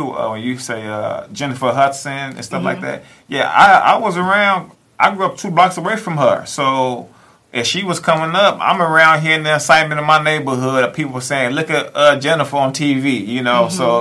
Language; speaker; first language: English; native; English